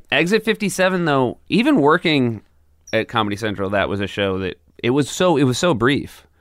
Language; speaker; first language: English; native; English